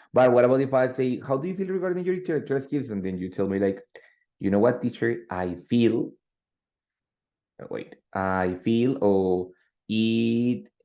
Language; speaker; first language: English; non-native, fluent; Spanish